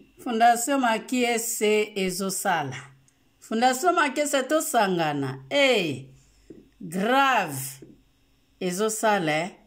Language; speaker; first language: Portuguese; non-native, local second language; Lingala